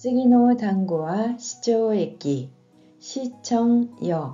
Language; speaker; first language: Japanese; non-native, fluent; Korean